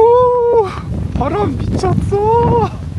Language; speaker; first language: Korean; native; Korean